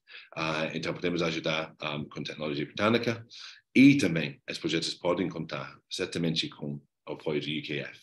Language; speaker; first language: Portuguese; non-native, fluent; English